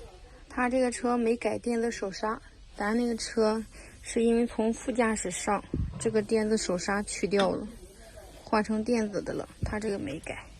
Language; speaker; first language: Chinese; native; Chinese